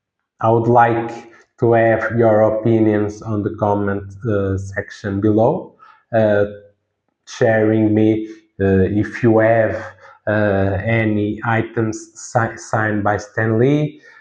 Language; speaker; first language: English; non-native, fluent; Portuguese